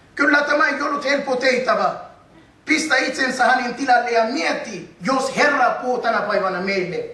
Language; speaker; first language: Finnish; non-native, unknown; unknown